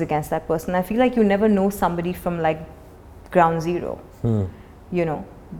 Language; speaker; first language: English; non-native, local second language; Hindi